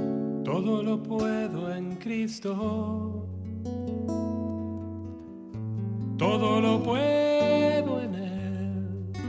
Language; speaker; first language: Spanish; native; Spanish